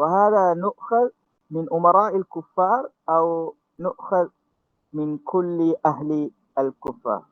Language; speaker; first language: Arabic; non-native, learner; Malay